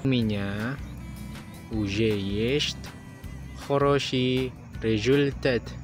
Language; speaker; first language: Russian; non-native, learner; Indonesian